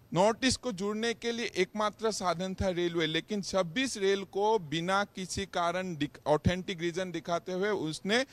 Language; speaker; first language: Hindi; non-native, local second language; Assamese